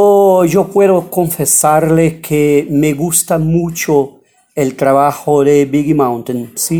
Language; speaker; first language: Spanish; non-native, fluent; Portuguese